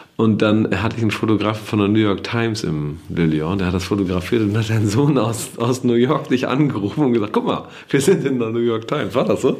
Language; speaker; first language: German; native; German